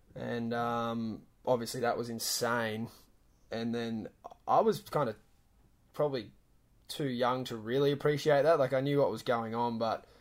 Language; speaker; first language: English; native; English